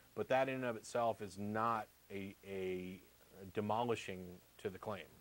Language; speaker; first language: English; native; English